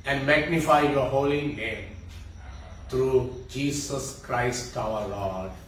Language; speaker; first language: English; non-native, local second language; Tamil